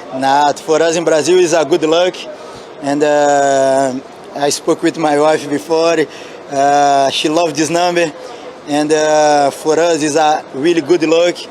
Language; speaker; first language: English; non-native, learner; Portuguese